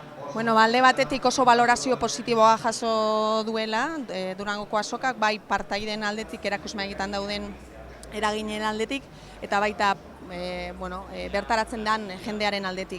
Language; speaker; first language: Basque; native; Basque